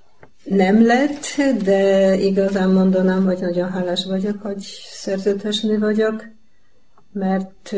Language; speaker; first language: Hungarian; non-native, learner; Polish